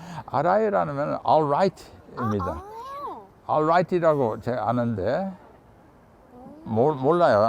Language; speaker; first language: Korean; non-native, fluent; English